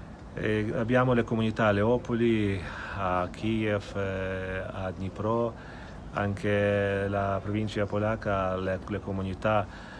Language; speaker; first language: Italian; non-native, fluent; Ukrainian